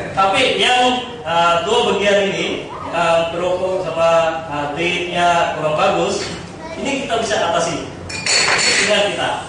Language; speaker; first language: Indonesian; non-native, fluent; Filipino